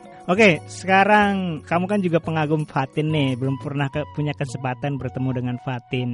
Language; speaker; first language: Indonesian; native; Indonesian